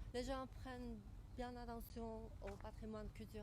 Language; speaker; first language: French; non-native, fluent; Chinese